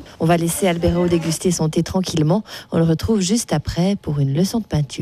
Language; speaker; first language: French; native; French